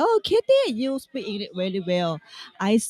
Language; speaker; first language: English; non-native, learner; Thai